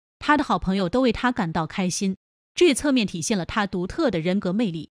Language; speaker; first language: Chinese; native; Chinese